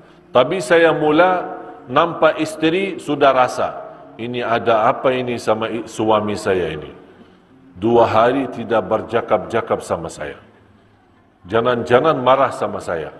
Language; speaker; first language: Indonesian; non-native, fluent; Arabic